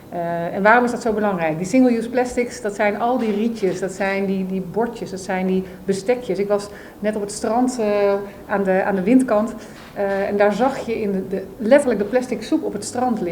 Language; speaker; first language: Dutch; native; Dutch